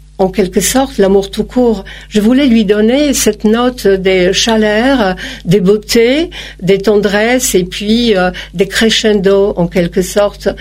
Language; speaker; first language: French; non-native, fluent; Polish